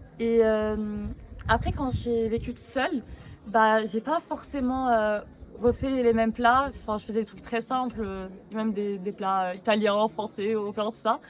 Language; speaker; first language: French; native; French